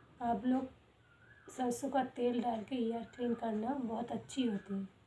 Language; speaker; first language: Hindi; non-native, local second language; Bangla